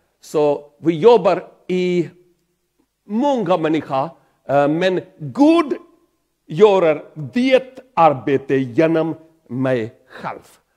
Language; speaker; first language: Swedish; non-native, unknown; Pahari-Potwari